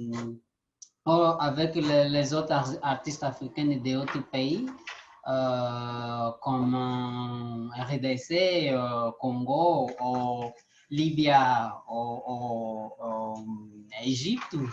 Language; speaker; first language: French; non-native, learner; Portuguese